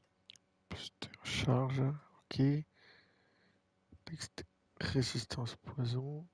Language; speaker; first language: French; native; French